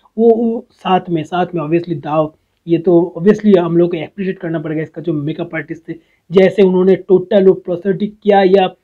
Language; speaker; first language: Hindi; non-native, local second language; Bangla